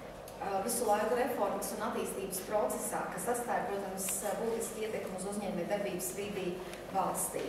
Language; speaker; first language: Latvian; native; Latvian